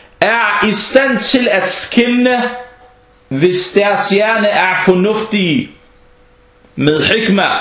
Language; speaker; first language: Danish; non-native, fluent; Arabic